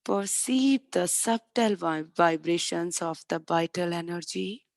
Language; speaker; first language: English; non-native, local second language; Hindi